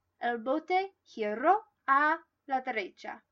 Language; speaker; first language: Spanish; non-native, learner; English